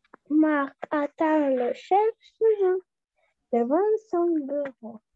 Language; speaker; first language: French; non-native, learner; Russian